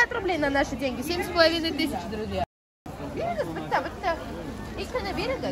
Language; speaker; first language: Russian; native; Russian